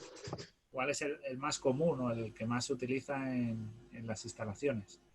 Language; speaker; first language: Spanish; native; Spanish